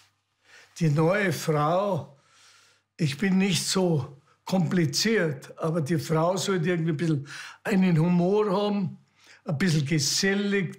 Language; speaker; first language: German; native; German